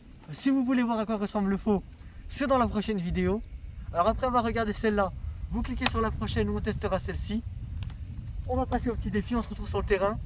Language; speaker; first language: French; native; French